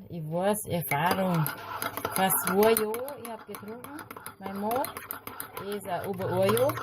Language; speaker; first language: German; non-native, learner; Thai